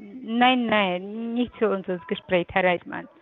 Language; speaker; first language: German; non-native, fluent; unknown